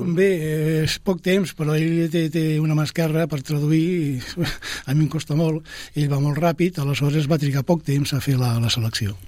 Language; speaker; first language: Catalan; non-native, local second language; Spanish